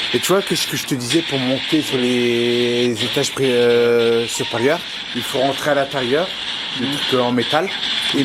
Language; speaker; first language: French; native; French